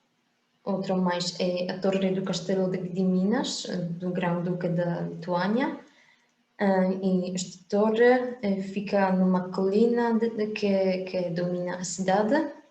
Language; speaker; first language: Portuguese; non-native, fluent; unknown